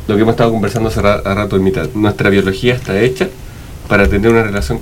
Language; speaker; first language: Spanish; native; Spanish